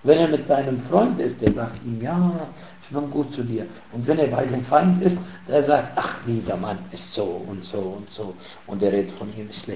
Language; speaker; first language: German; non-native, fluent; Arabic